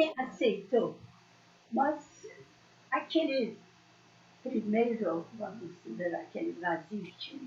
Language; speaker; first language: Portuguese; non-native, learner; Persian